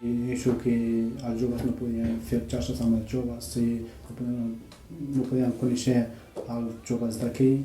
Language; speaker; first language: Catalan; native; Catalan